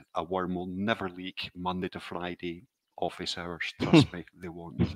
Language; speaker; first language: English; native; English